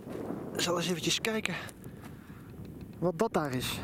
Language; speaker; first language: Dutch; native; Dutch